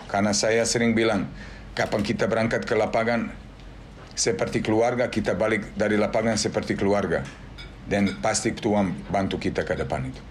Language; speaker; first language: Indonesian; non-native, fluent; Serbian